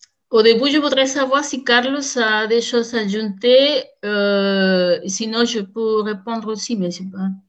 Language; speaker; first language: French; non-native, fluent; Spanish